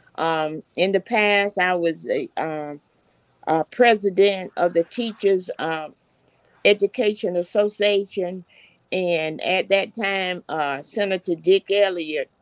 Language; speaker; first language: English; native; English